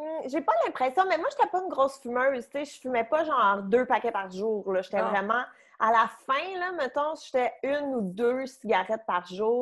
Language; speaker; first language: French; native; French